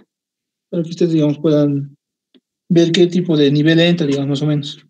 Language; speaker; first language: Spanish; native; Spanish